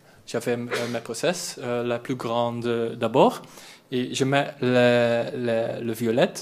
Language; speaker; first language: French; non-native, learner; Dutch